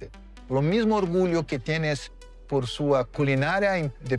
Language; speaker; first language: Spanish; non-native, fluent; Portuguese